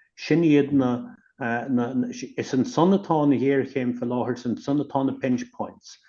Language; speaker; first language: Irish; native; Irish